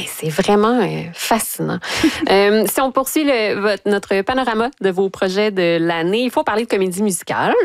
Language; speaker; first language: French; native; French